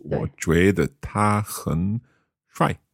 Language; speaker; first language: Chinese; non-native, learner; English